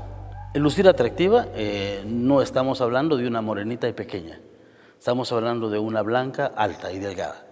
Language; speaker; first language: Spanish; native; Spanish